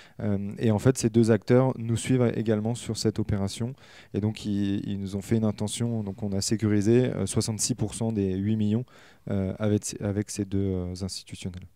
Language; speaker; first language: French; native; French